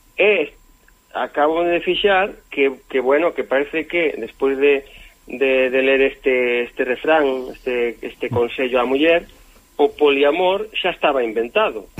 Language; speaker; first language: Galician; native; Galician